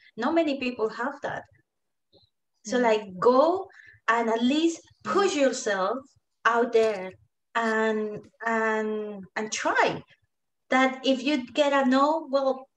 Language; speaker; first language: English; non-native, fluent; Spanish